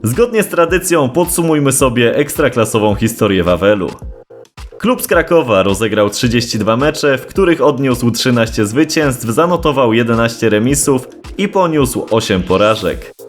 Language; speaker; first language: Polish; native; Polish